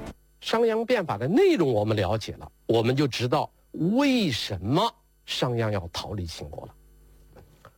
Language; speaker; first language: Chinese; native; Chinese